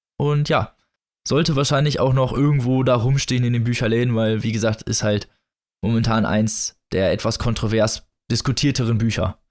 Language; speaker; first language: German; native; German